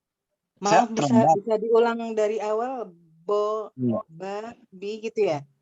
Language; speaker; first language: Indonesian; native; Indonesian